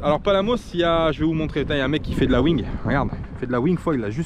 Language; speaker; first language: French; native; French